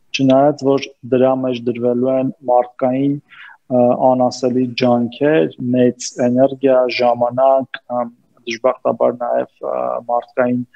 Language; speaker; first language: Armenian; native; Armenian